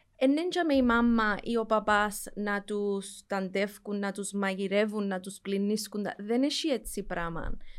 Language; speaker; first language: Greek; early bilingual, heritage; Greek